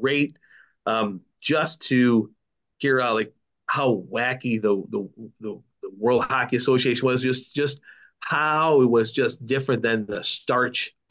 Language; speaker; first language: English; native; English